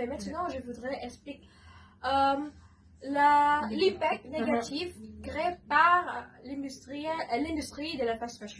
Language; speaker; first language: French; non-native, learner; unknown